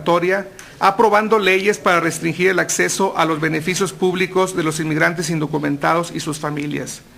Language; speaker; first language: Spanish; native; Spanish